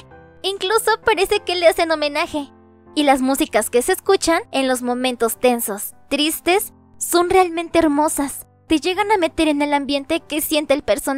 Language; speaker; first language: Spanish; native; Spanish